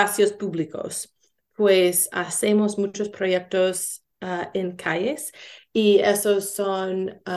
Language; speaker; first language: Spanish; non-native, learner; English